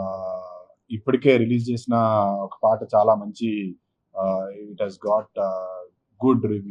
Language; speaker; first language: Telugu; native; Telugu